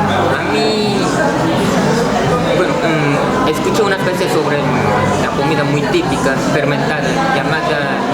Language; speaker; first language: Spanish; non-native, fluent; Korean